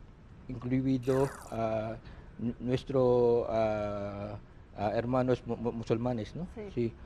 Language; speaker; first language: Spanish; non-native, learner; Filipino